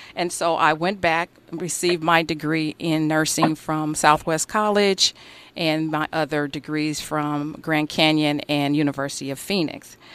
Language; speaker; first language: English; native; English